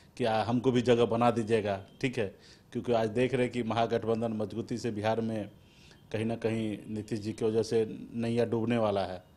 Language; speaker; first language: Hindi; native; Hindi